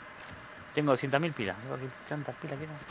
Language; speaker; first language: Spanish; native; Spanish